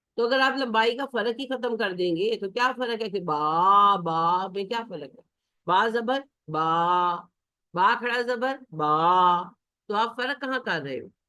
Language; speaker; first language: Urdu; native; Urdu